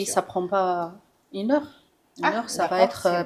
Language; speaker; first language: French; non-native, local second language; Arabic